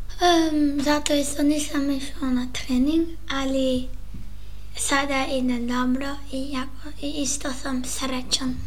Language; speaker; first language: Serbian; early bilingual, heritage; Serbian